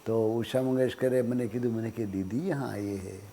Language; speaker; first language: Hindi; non-native, local second language; Gujarati